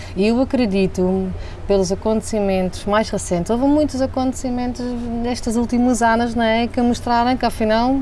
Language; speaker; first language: Portuguese; non-native, fluent; Dutch